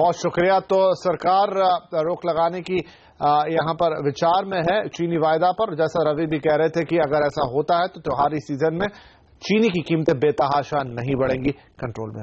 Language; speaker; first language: Hindi; native; Hindi